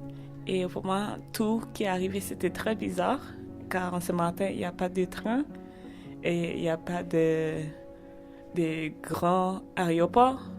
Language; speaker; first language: French; non-native, learner; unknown